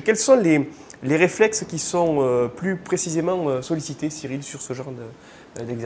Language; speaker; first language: French; native; French